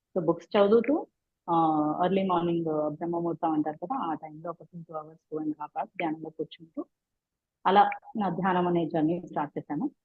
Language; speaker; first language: Telugu; native; Telugu